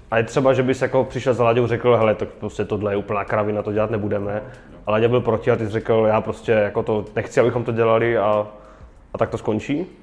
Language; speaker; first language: Czech; native; Czech